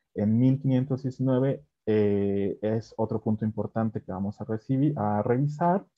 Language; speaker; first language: Spanish; native; Spanish